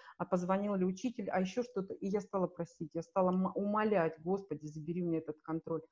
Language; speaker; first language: Russian; native; Russian